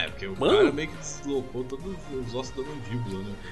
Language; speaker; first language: Portuguese; native; Portuguese